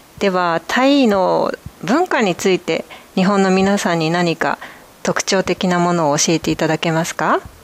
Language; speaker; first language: Japanese; native; Japanese